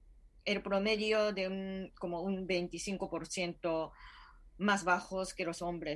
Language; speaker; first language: Spanish; non-native, fluent; Japanese